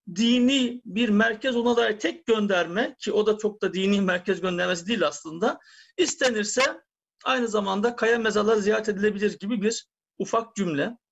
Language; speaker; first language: Turkish; native; Turkish